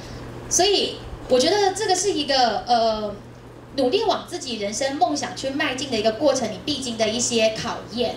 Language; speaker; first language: Chinese; native; Chinese